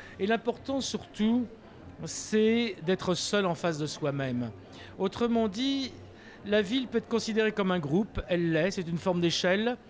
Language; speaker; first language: French; native; French